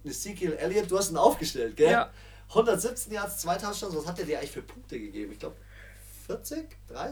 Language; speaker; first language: German; native; German